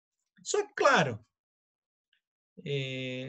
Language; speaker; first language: Portuguese; native; Portuguese